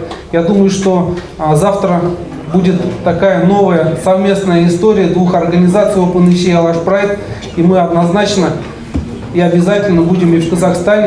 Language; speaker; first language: Russian; native; Russian